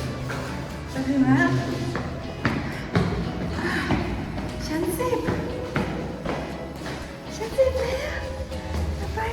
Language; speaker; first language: Thai; native; Thai